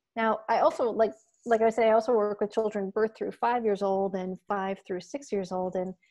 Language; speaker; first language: English; native; English